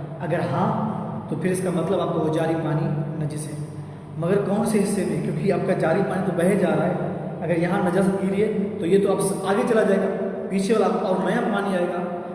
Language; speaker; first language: Urdu; non-native, local second language; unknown